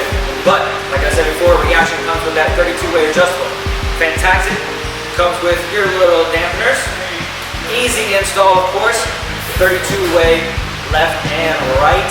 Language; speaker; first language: English; native; English